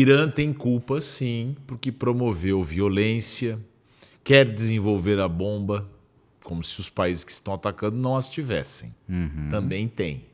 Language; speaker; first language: Portuguese; native; Portuguese